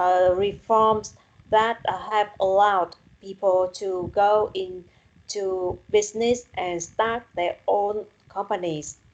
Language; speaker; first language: English; non-native, learner; Vietnamese